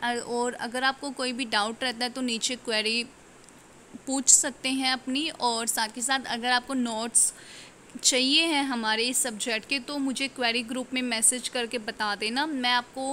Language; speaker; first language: Hindi; native; Hindi